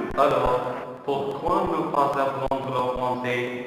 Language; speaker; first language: French; non-native, learner; Arabic